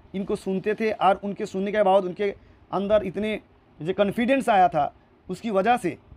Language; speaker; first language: Hindi; non-native, local second language; Urdu